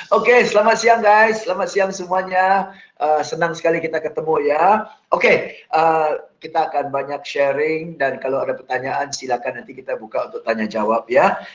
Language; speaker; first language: Indonesian; non-native, fluent; English